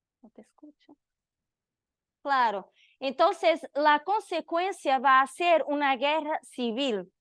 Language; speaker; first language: Spanish; non-native, learner; Portuguese